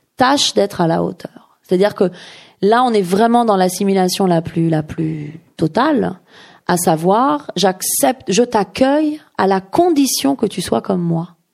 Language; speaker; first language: French; early bilingual, other home language; Persian